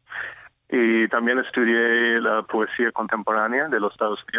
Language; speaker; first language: Spanish; non-native, fluent; English